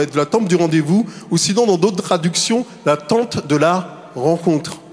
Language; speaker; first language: French; native; French